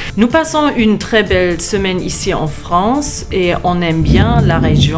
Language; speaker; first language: French; non-native, fluent; German